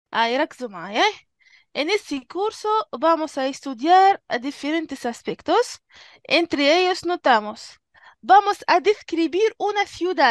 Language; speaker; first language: Spanish; non-native, fluent; Arabic